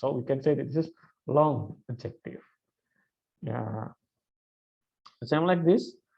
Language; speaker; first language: English; non-native, fluent; Indonesian